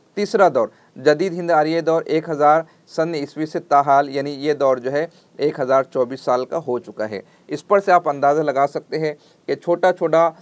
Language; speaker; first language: Urdu; native; Urdu